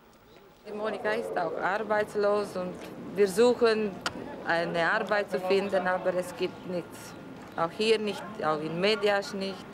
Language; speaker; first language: German; non-native, local second language; Romanian